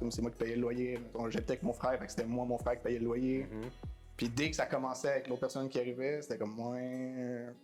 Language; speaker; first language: French; native; French